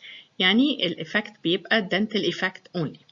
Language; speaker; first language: Arabic; native; Arabic